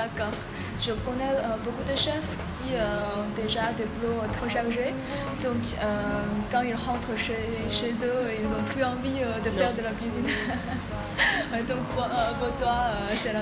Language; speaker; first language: French; non-native, fluent; Chinese